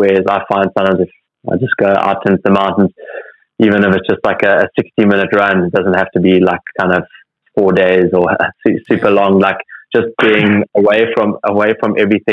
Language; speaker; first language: English; native; English